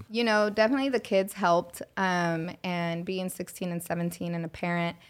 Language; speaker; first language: English; early bilingual, other home language; Spanish